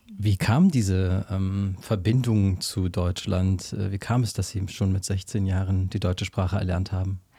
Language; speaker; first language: German; native; German